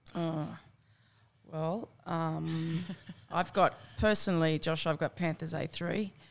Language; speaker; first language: English; native; English